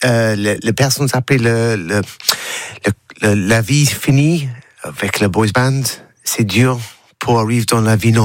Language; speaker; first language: French; non-native, learner; English